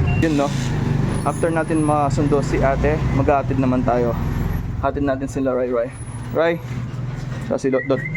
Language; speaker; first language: Filipino; native; Filipino